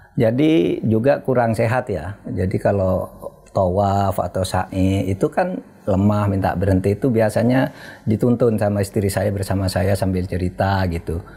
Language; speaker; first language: Indonesian; non-native, local second language; Madurese